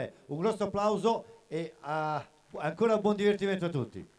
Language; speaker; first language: Italian; native; Italian